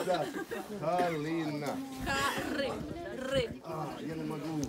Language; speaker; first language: Russian; non-native, learner; English